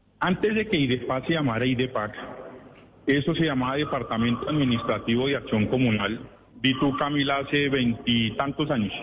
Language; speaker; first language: Spanish; native; Spanish